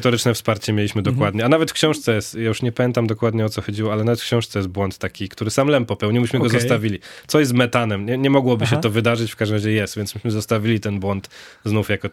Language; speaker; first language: Polish; native; Polish